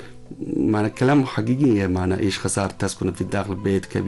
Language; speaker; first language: Arabic; non-native, learner; Chinese